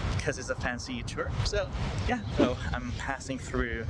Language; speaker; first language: English; non-native, local second language; Cebuano